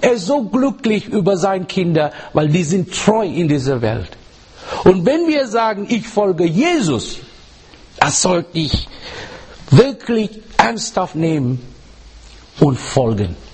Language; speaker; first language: German; non-native, learner; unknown